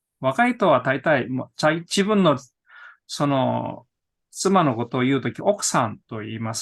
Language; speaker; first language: Japanese; non-native, fluent; Korean